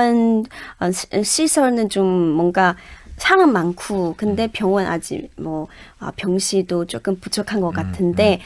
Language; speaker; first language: Korean; non-native, fluent; Chinese